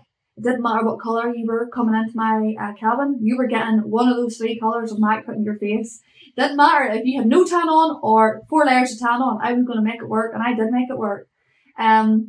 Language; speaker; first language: English; native; English